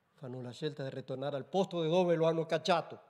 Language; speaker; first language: Italian; non-native, learner; Spanish